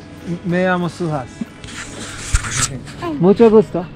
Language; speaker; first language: Spanish; non-native, learner; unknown